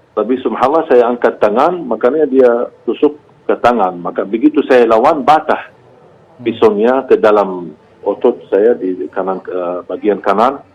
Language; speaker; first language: Malay; non-native, fluent; Arabic